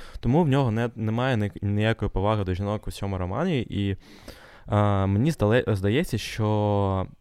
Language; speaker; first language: Ukrainian; non-native, local second language; Russian